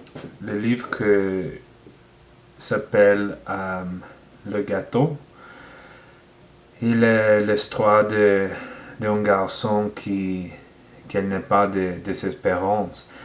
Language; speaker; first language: French; non-native, learner; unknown